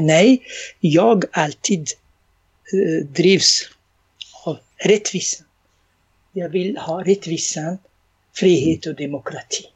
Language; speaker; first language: Swedish; non-native, fluent; Arabic